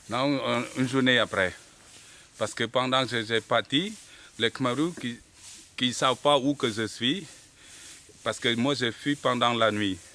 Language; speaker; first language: French; non-native, learner; Khmer